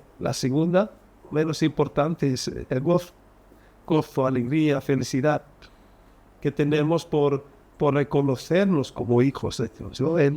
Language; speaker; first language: Spanish; early bilingual, heritage; Spanish